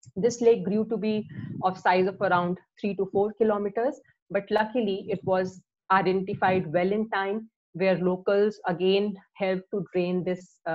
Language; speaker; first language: English; non-native, local second language; Hindi